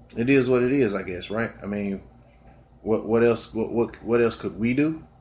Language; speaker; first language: English; native; English